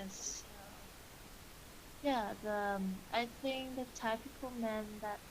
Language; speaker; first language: English; non-native, learner; Vietnamese